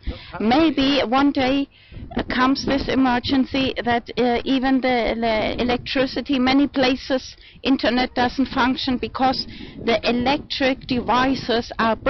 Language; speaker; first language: English; non-native, fluent; German